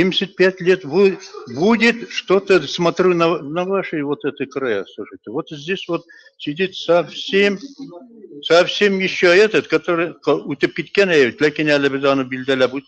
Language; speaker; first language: Russian; non-native, local second language; Bashkir